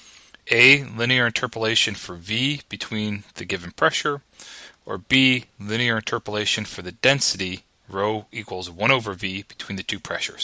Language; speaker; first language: English; native; English